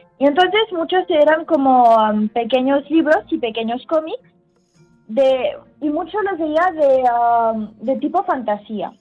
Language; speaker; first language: Spanish; early bilingual, heritage; Spanish